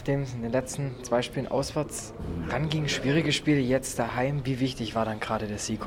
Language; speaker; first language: German; native; German